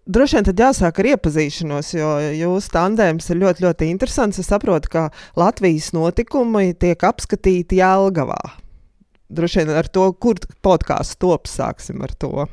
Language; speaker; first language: Latvian; native; Latvian